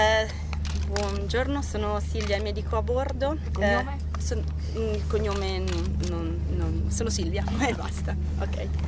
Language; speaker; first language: Italian; native; Italian